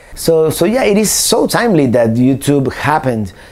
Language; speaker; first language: English; non-native, fluent; Spanish